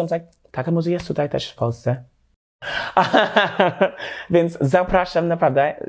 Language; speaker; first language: Polish; non-native, learner; English